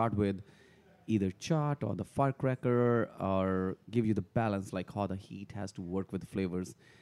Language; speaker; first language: English; non-native, local second language; Punjabi